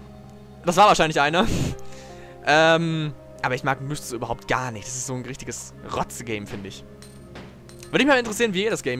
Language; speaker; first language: German; native; German